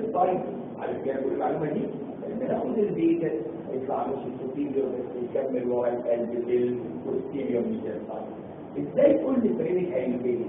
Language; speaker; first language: Arabic; native; Arabic